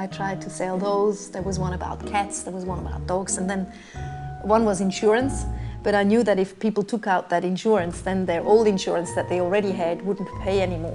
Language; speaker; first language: English; non-native, fluent; Swiss German